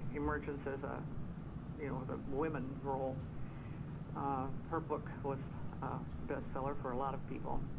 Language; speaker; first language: English; native; English